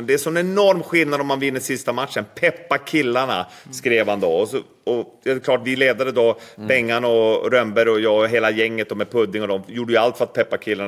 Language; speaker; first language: Swedish; native; Swedish